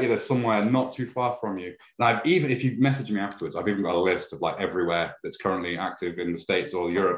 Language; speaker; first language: English; native; English